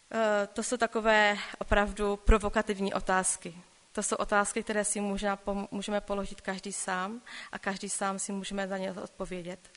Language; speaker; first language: Czech; non-native, local second language; Polish